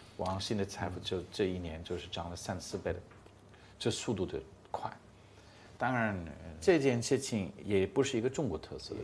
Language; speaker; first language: Chinese; non-native, fluent; English